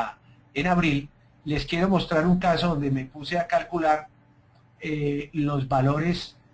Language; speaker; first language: Spanish; native; Spanish